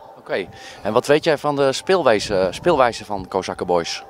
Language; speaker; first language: Dutch; native; Dutch